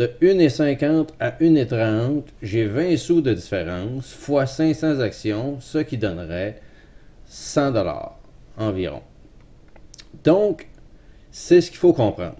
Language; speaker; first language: French; native; French